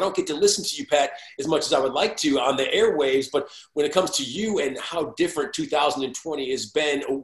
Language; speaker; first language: English; native; English